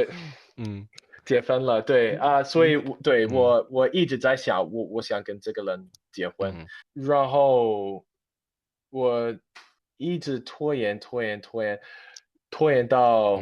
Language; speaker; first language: Chinese; non-native, fluent; English